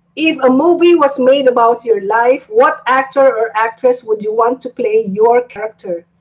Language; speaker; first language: English; non-native, local second language; Filipino